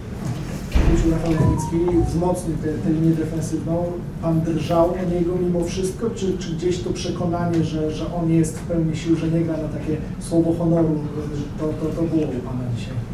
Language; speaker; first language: Polish; native; Polish